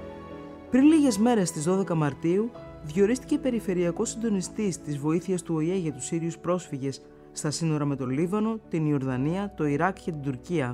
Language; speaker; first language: Greek; native; Greek